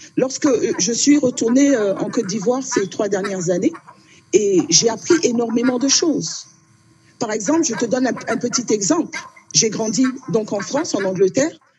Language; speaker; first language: French; early bilingual, other home language; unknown